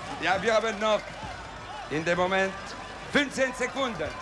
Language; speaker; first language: German; non-native, local second language; Italian